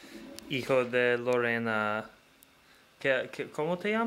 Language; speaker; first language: Spanish; non-native, learner; English